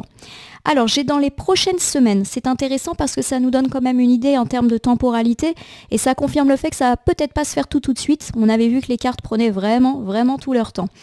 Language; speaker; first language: French; native; French